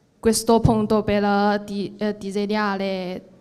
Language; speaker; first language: Italian; non-native, learner; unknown